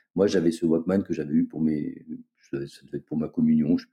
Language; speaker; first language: French; native; French